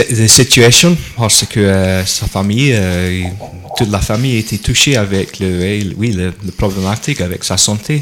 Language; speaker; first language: French; non-native, learner; English